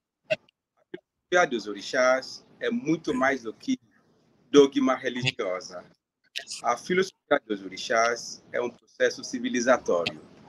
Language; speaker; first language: Portuguese; non-native, fluent; Yoruba